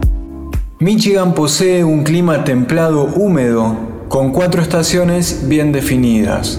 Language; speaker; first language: Spanish; native; Spanish